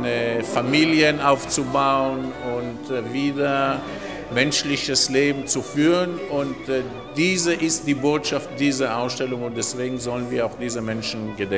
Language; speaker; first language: German; non-native, fluent; Serbian